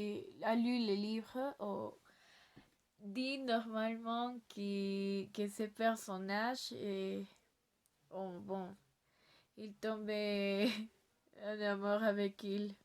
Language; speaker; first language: French; non-native, learner; Spanish